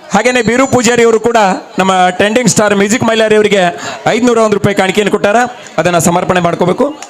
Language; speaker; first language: Kannada; native; Kannada